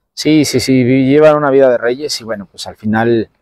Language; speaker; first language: Spanish; native; Spanish